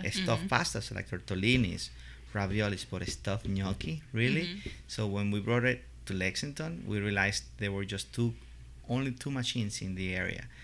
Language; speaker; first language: English; non-native, fluent; Spanish